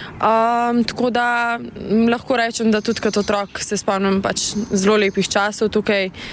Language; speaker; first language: Slovenian; early bilingual, other home language; Bosnian